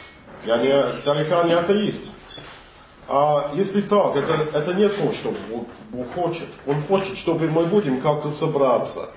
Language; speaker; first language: Russian; non-native, fluent; English